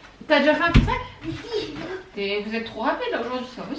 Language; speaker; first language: French; native; French